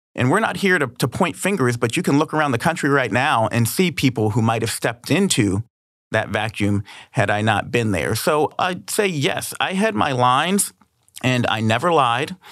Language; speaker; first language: English; native; English